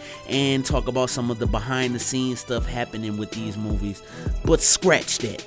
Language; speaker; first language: English; native; English